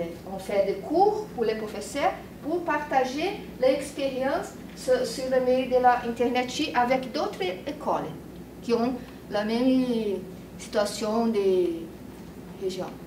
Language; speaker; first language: French; non-native, learner; Portuguese